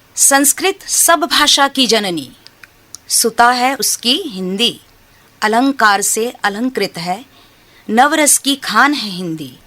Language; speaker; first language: Hindi; non-native, local second language; Bangla